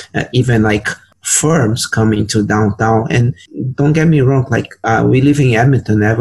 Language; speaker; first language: English; non-native, fluent; Portuguese